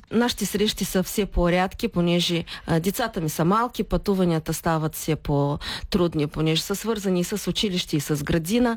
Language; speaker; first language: Bulgarian; early bilingual, heritage; Bulgarian